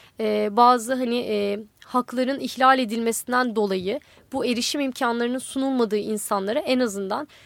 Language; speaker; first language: Turkish; native; Turkish